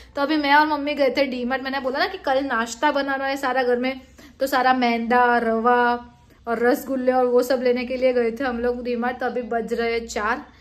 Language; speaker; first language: Hindi; non-native, local second language; Gujarati